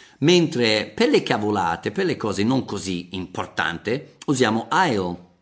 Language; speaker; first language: Italian; non-native, fluent; English